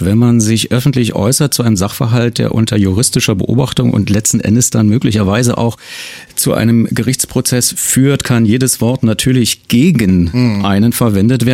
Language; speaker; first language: German; native; German